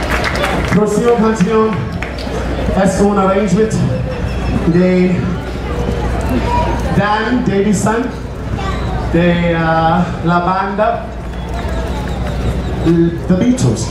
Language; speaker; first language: Spanish; non-native, learner; English